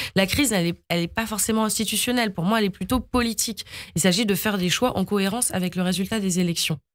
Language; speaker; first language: French; native; French